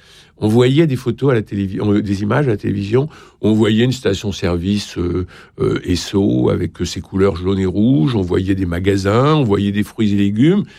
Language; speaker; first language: French; native; French